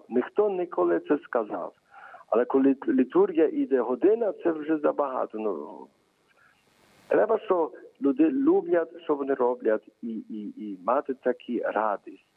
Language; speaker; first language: Ukrainian; early bilingual, heritage; Ukrainian